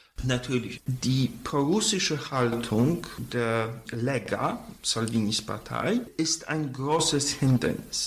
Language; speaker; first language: German; non-native, fluent; Polish